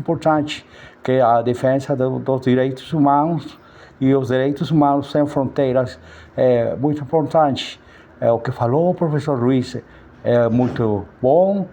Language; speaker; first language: Portuguese; non-native, learner; Spanish